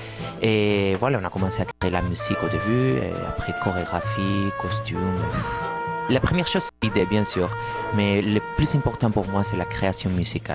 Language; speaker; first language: French; non-native, fluent; Spanish